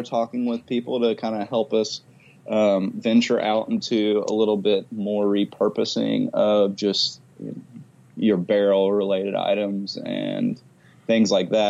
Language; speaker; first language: English; native; English